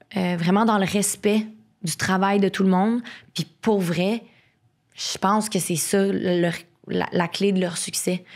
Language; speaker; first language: French; native; French